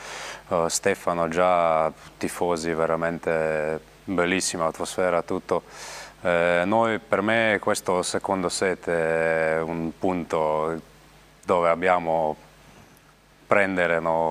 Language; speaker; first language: Italian; non-native, learner; Slovenian